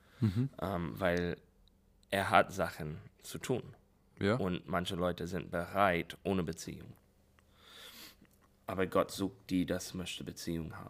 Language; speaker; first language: German; non-native, learner; English